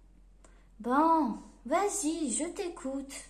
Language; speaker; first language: French; native; French